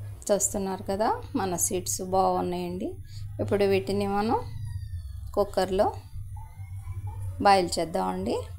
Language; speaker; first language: Telugu; native; Telugu